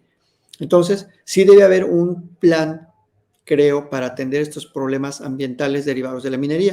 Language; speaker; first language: Spanish; native; Spanish